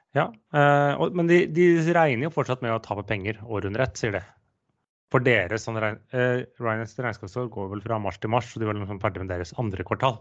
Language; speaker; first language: Norwegian; native; Norwegian